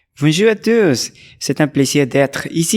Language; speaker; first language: French; non-native, learner; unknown